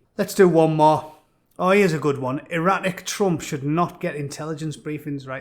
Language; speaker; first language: English; native; English